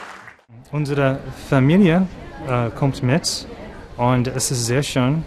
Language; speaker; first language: German; non-native, learner; English